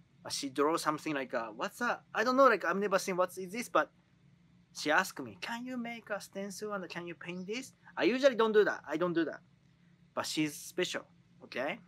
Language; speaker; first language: English; non-native, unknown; Japanese